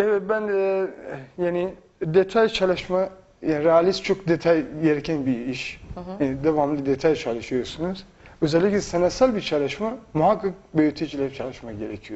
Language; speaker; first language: Turkish; non-native, fluent; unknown